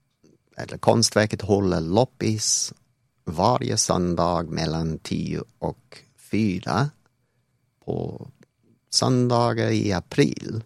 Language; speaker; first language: Swedish; non-native, fluent; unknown